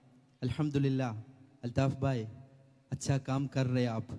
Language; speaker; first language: Hindi; non-native, local second language; Malayalam